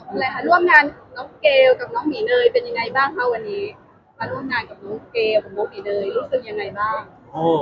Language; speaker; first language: Thai; native; Thai